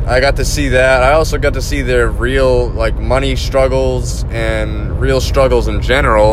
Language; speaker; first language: English; native; English